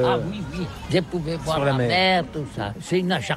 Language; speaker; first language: French; non-native, learner; Catalan